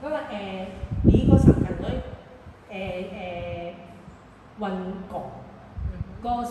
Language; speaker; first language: Thai; non-native, learner; Cantonese